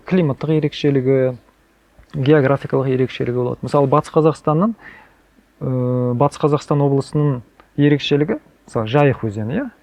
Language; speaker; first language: Kazakh; native; Kazakh